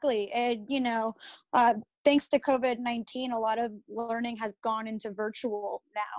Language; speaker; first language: English; early bilingual, other home language; Spanish